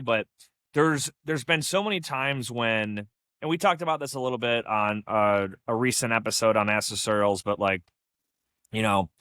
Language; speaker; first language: English; native; English